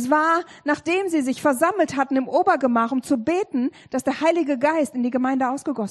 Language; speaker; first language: German; native; German